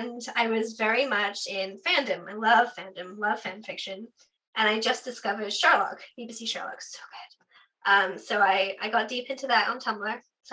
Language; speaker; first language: English; native; English